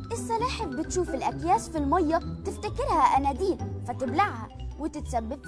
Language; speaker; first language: Arabic; native; Arabic